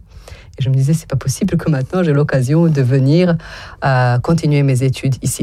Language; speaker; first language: French; non-native, fluent; Serbian